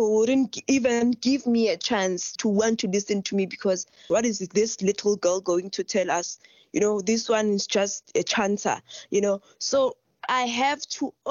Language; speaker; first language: English; non-native, local second language; Northern Sotho